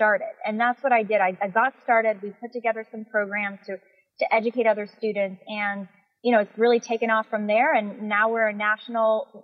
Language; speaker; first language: English; native; English